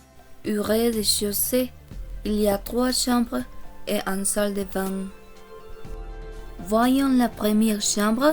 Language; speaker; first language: French; non-native, learner; Korean